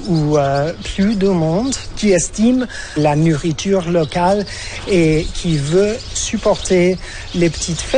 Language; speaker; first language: French; non-native, fluent; English